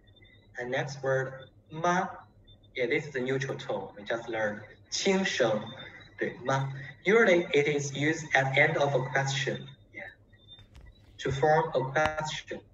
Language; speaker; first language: English; non-native, learner; Chinese